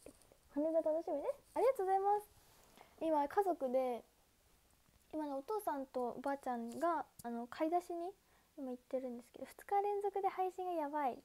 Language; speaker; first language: Japanese; native; Japanese